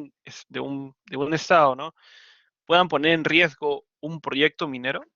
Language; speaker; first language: Spanish; native; Spanish